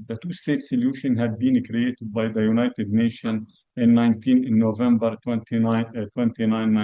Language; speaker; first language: English; non-native, fluent; Arabic